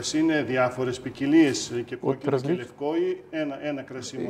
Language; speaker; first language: Greek; native; Greek